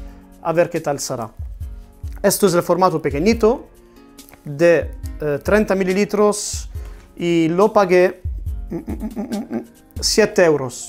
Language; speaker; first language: Spanish; non-native, fluent; Italian